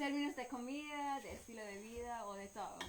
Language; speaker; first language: Spanish; non-native, fluent; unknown